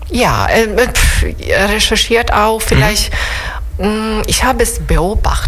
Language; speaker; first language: German; non-native, fluent; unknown